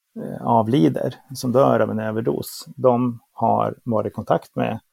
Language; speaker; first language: Swedish; native; Swedish